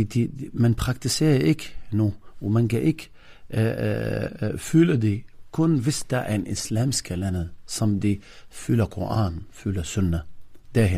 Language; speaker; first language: Danish; non-native, fluent; Arabic